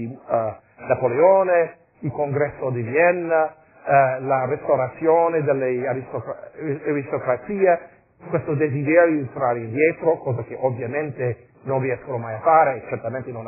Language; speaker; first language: Italian; non-native, fluent; English